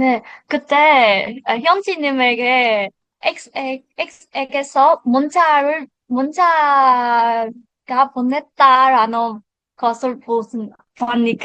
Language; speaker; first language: Korean; non-native, learner; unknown